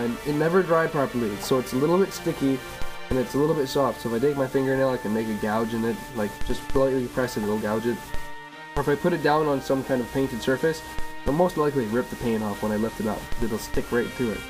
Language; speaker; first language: English; native; English